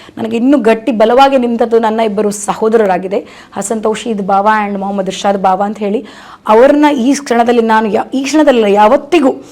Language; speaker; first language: Kannada; non-native, local second language; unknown